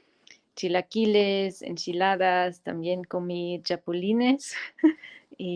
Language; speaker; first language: Spanish; non-native, fluent; German